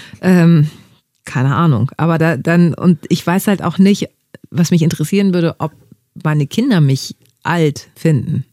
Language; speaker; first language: German; early bilingual, other home language; Greek